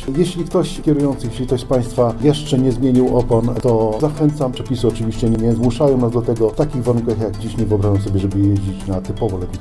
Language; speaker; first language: Polish; native; Polish